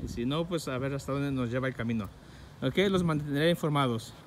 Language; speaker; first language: Spanish; early bilingual, heritage; Spanish